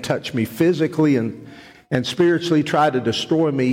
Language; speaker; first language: English; native; English